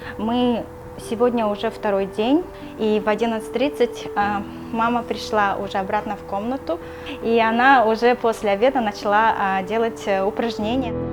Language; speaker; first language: Russian; non-native, local second language; Kyrgyz